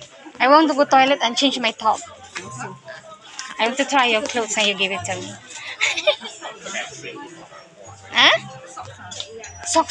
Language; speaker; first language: English; non-native, local second language; Filipino